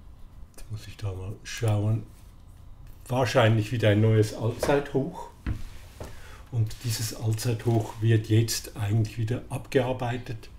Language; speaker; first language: German; native; German